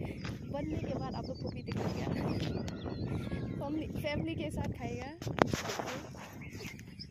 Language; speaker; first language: Hindi; non-native, local second language; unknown